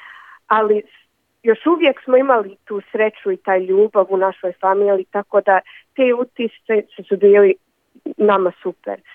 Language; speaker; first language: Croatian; early bilingual, other home language; Bosnian